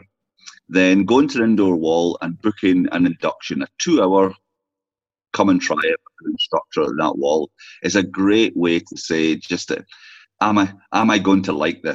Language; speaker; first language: English; native; English